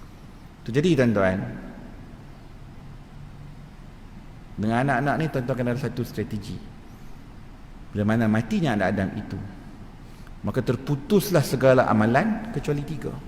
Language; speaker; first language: Malay; native; Malay